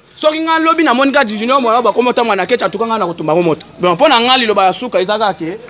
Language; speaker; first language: Lingala; native; Lingala